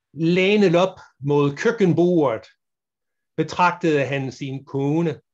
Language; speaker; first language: Danish; non-native, fluent; English